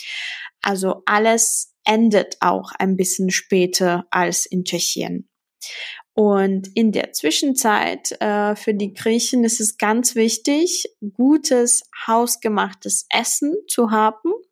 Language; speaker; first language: German; non-native, fluent; Czech